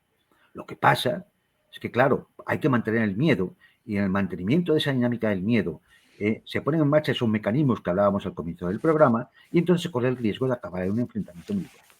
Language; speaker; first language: Spanish; native; Spanish